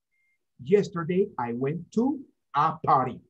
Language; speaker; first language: English; non-native, fluent; Spanish